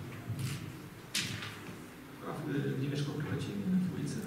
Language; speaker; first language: Polish; native; Polish